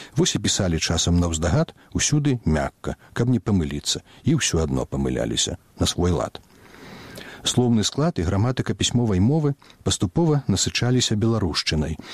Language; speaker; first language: Belarusian; native; Belarusian